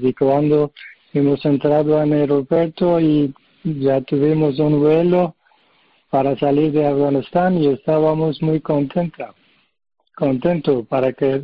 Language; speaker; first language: Spanish; non-native, learner; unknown